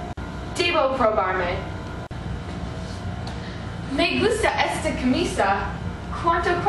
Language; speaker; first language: Spanish; non-native, learner; English